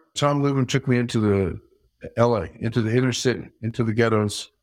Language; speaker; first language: English; early bilingual, other home language; Dutch